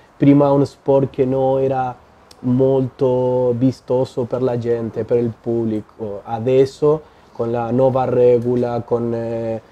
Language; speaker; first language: Italian; non-native, learner; Spanish